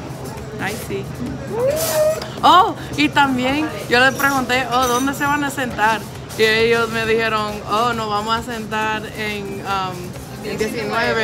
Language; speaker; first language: Spanish; non-native, fluent; English